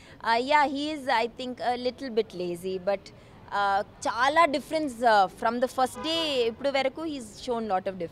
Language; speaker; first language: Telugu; non-native, learner; Malayalam